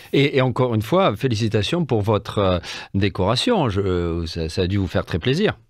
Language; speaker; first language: French; native; French